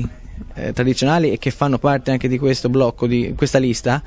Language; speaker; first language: Italian; native; Italian